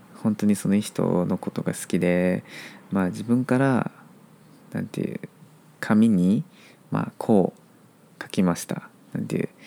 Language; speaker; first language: Japanese; non-native, fluent; Chinese